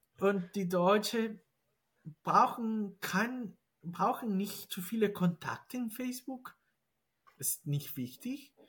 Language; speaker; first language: German; non-native, learner; Spanish